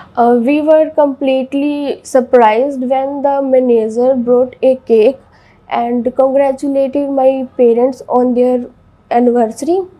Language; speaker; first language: English; non-native, local second language; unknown